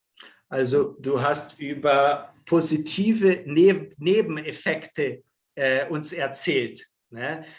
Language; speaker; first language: German; non-native, fluent; Portuguese